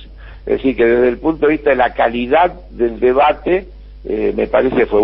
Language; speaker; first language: Spanish; native; Spanish